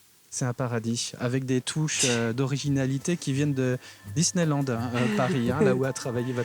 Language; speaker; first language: French; native; French